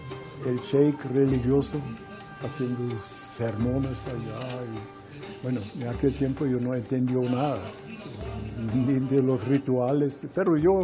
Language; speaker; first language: Spanish; non-native, fluent; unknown